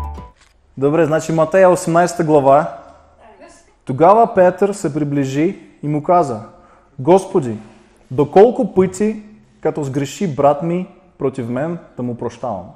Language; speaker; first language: Bulgarian; non-native, fluent; Russian